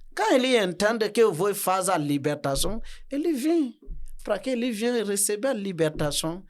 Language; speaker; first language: Portuguese; non-native, learner; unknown